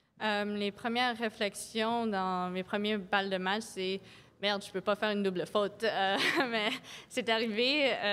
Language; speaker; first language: French; non-native, local second language; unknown